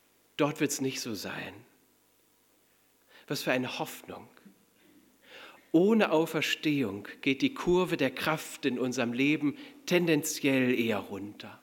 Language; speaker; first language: German; native; German